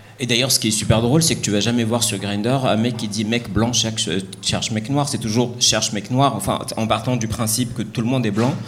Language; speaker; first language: French; non-native, local second language; Arabic